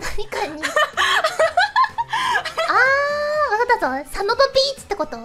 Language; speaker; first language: Japanese; native; Japanese